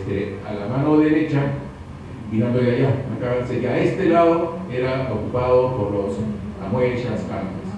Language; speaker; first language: Spanish; native; Spanish